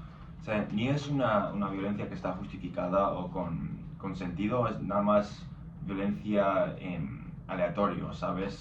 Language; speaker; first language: Spanish; non-native, fluent; English